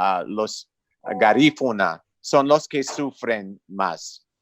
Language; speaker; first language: Spanish; non-native, fluent; English